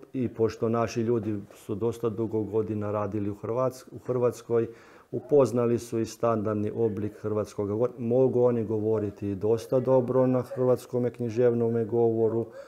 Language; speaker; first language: Croatian; early bilingual, heritage; Croatian